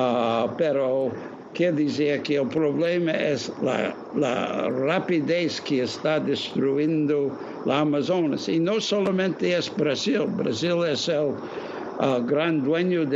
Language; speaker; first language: Spanish; non-native, fluent; English